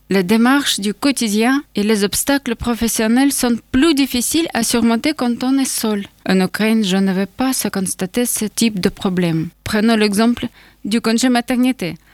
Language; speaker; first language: French; non-native, learner; Ukrainian